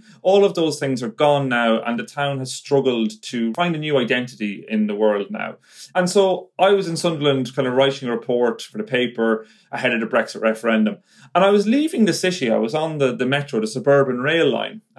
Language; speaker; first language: English; native; English